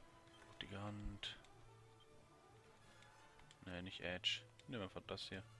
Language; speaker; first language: German; native; German